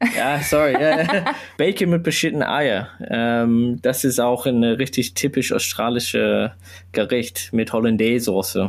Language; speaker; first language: German; non-native, learner; English